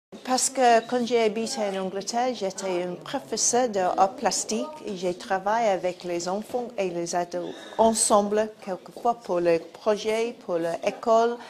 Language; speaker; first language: French; non-native, fluent; English